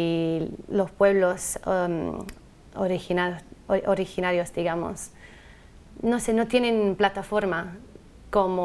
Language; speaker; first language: Spanish; non-native, fluent; English